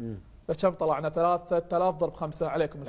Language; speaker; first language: Arabic; native; Arabic